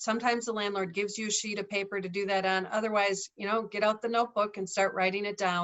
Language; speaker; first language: English; native; English